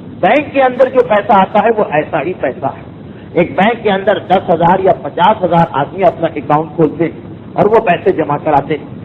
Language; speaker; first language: Urdu; native; Urdu